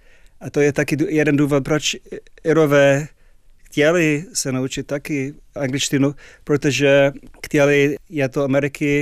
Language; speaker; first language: Czech; non-native, fluent; English